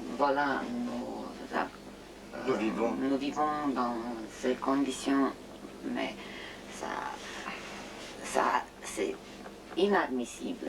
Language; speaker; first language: French; non-native, fluent; Romanian